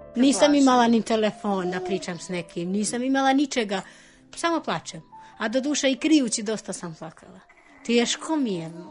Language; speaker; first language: Serbian; non-native, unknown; Albanian